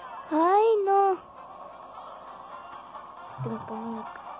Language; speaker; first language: Spanish; early bilingual, heritage; Spanish